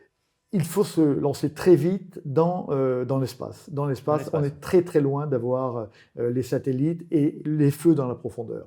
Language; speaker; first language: French; native; French